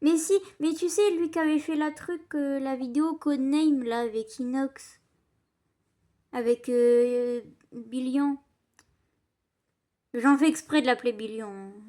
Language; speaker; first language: French; native; French